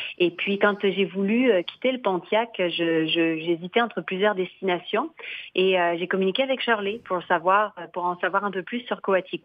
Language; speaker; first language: French; native; French